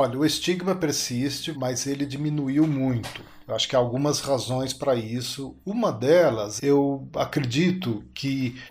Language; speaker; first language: Portuguese; native; Portuguese